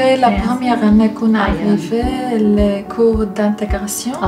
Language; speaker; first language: French; non-native, learner; Arabic